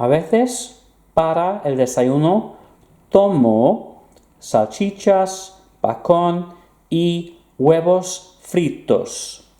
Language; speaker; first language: Spanish; non-native, fluent; English